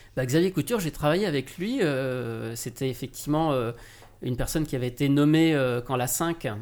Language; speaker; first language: French; native; French